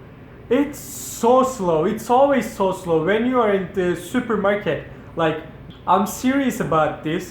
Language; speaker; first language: English; non-native, fluent; Turkish